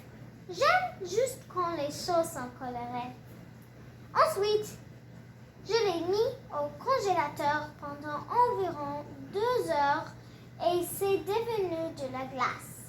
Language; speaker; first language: French; non-native, learner; English